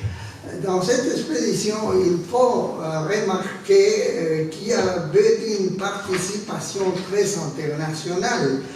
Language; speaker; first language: French; non-native, fluent; Spanish